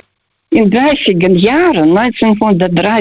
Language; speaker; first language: German; early bilingual, heritage; Russian